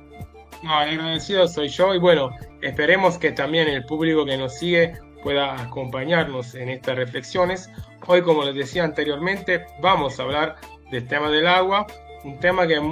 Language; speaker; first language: Spanish; native; Spanish